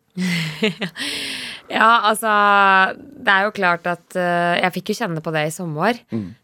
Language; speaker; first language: Norwegian; native; Norwegian